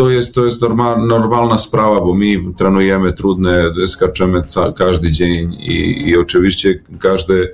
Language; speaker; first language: Polish; non-native, learner; Serbian